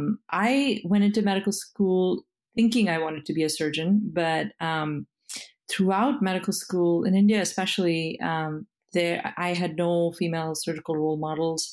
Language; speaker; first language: English; non-native, local second language; Hindi